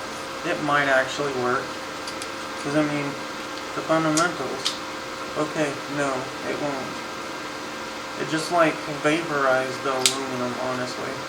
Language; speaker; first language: English; native; English